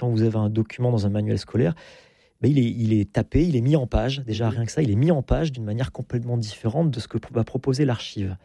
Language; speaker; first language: French; native; French